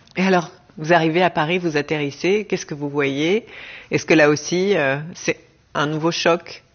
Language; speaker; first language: French; native; French